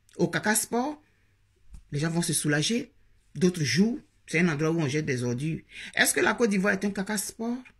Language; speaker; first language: French; native; French